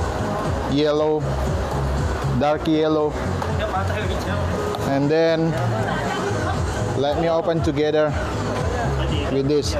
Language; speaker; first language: English; non-native, learner; Indonesian